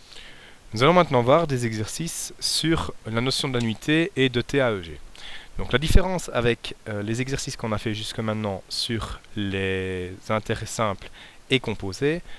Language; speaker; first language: French; native; French